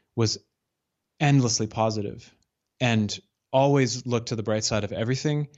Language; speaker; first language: English; native; English